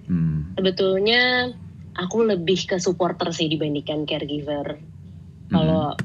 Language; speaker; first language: Indonesian; native; Indonesian